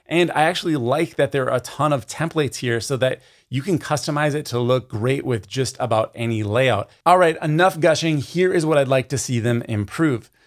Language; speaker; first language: English; native; English